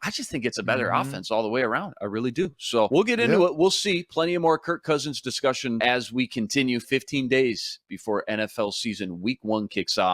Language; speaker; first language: English; native; English